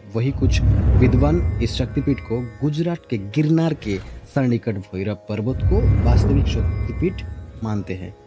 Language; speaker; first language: Hindi; non-native, local second language; Bangla